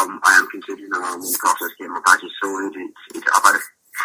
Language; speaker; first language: English; native; English